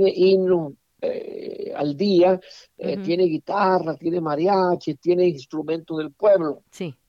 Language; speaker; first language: Spanish; native; Spanish